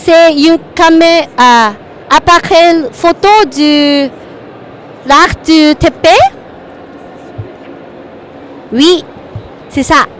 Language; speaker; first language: French; non-native, learner; Japanese